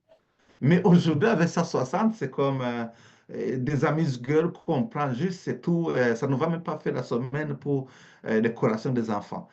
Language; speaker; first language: French; native; French